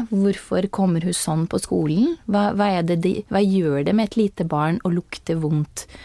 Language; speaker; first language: Norwegian; non-native, fluent; Portuguese